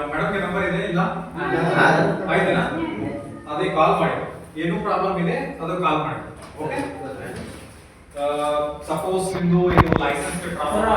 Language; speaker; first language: Kannada; non-native, local second language; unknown